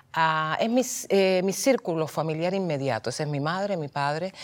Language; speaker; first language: Spanish; native; Spanish